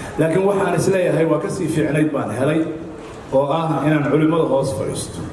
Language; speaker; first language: Somali; early bilingual, heritage; Somali